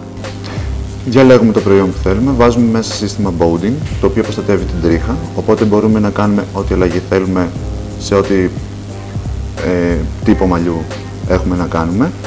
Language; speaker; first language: Greek; native; Greek